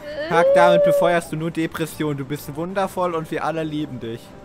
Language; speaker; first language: German; native; German